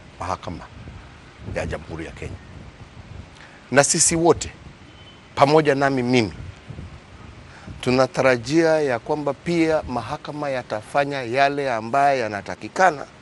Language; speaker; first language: Swahili; non-native, local second language; Kikuyu